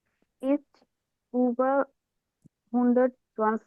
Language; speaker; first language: German; non-native, learner; Bangla